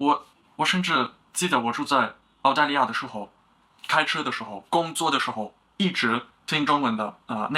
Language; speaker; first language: Chinese; non-native, learner; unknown